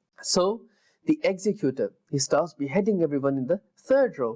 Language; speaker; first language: English; non-native, local second language; Urdu